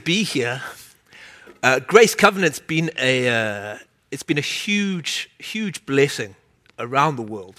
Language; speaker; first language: English; native; English